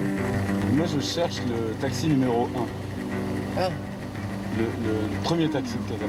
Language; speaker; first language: French; native; French